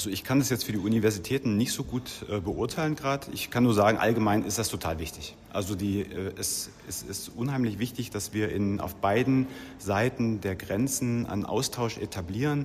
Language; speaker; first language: German; native; German